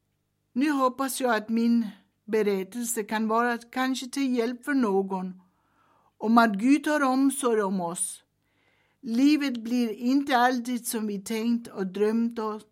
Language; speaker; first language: Swedish; early bilingual, heritage; Swedish